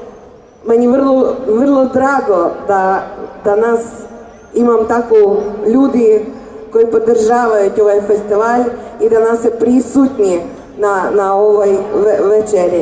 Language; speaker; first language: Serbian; non-native, fluent; Russian